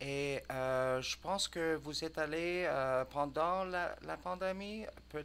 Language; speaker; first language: French; non-native, learner; English